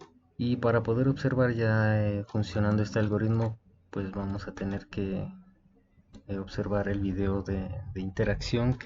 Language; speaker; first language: Spanish; native; Spanish